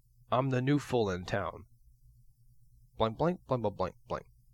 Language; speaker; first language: English; native; English